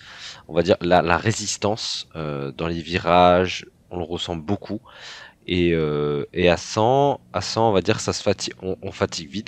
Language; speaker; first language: French; native; French